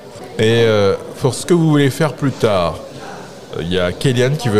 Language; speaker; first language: French; native; French